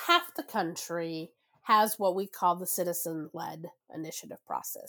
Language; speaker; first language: English; native; English